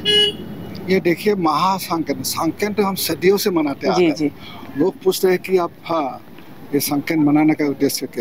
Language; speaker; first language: Hindi; non-native, local second language; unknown